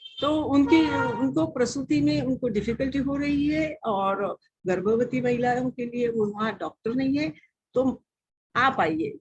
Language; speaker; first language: Hindi; non-native, local second language; Marathi